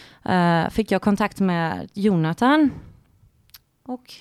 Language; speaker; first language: Swedish; non-native, fluent; Greek